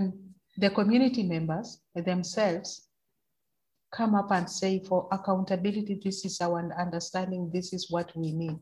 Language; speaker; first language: English; non-native, local second language; Luyia